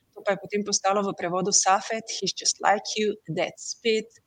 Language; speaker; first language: English; non-native, fluent; Slovenian